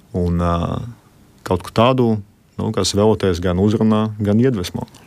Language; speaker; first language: Latvian; non-native, local second language; Russian